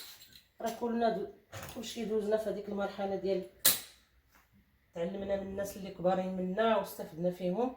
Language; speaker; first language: Arabic; native; Arabic